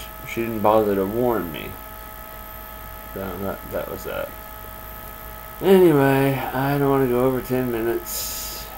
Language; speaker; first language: English; native; English